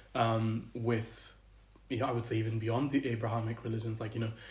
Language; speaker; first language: English; early bilingual, other home language; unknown